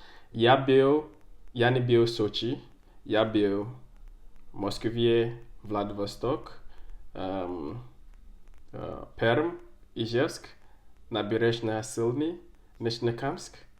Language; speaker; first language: Russian; non-native, learner; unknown